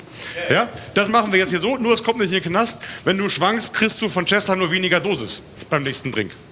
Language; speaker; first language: German; native; German